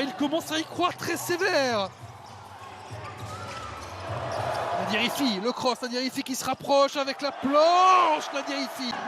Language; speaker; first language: French; native; French